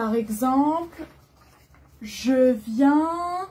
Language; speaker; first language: French; native; French